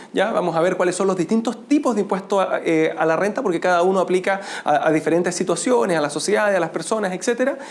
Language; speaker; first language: Spanish; native; Spanish